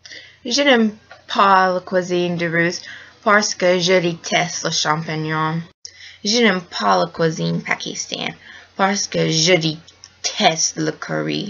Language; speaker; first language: French; non-native, learner; English